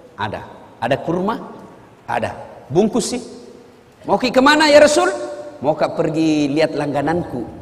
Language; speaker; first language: Indonesian; non-native, local second language; Buginese